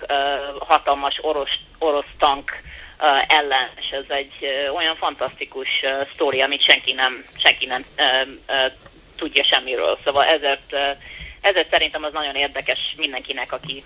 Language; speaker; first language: Hungarian; early bilingual, heritage; Hungarian